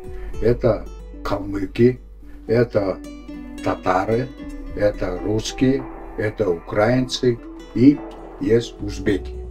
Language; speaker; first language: Russian; non-native, local second language; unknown